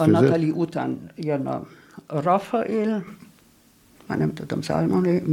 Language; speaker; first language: Hungarian; non-native, learner; German